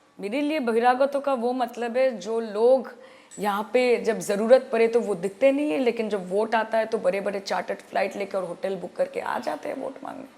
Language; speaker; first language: Hindi; non-native, local second language; Bangla